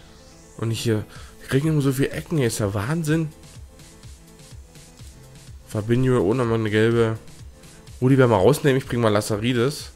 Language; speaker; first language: German; native; German